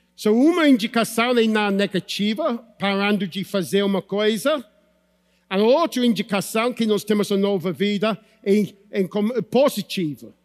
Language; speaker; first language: Portuguese; non-native, fluent; English